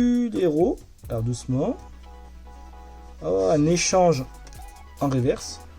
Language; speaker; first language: French; native; French